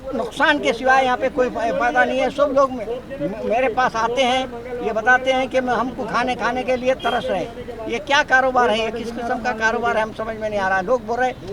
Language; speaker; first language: Hindi; non-native, local second language; Urdu